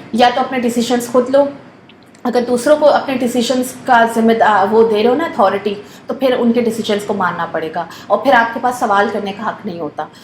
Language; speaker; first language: Urdu; native; Urdu